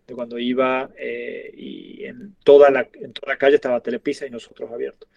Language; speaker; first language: Spanish; native; Spanish